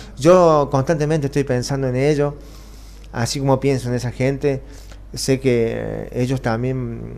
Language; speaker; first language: Spanish; native; Spanish